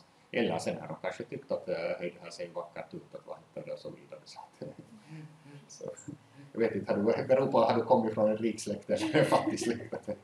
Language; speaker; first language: Swedish; native; Swedish